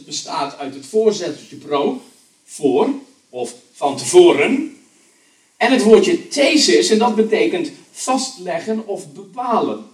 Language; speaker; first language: Dutch; native; Dutch